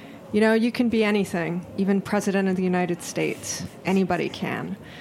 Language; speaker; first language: English; native; English